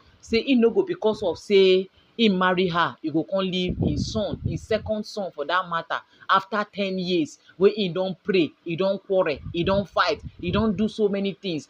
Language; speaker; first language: Nigerian Pidgin; native; Nigerian Pidgin